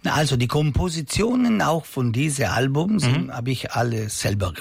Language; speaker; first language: German; non-native, learner; Italian